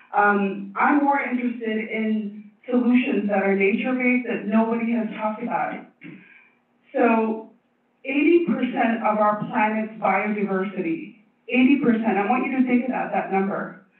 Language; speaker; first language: English; non-native, fluent; Chinese